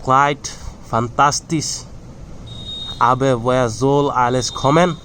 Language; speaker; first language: German; non-native, learner; Bangla